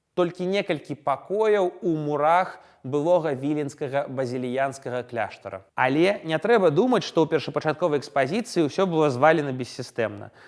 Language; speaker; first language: Belarusian; non-native, local second language; Russian